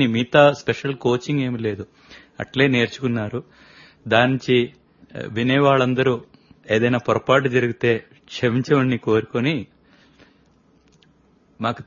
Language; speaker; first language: Telugu; non-native, local second language; Malayalam